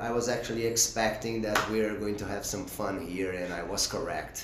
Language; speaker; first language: English; non-native, fluent; Portuguese